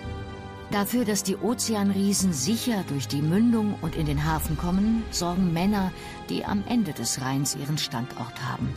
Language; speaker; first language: German; native; German